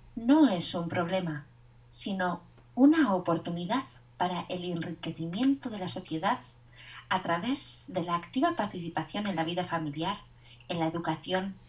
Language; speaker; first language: Spanish; native; Spanish